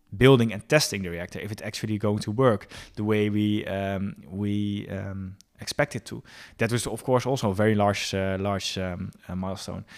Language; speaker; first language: English; non-native, fluent; Dutch